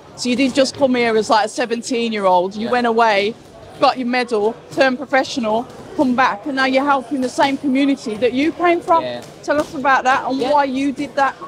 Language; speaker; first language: English; native; English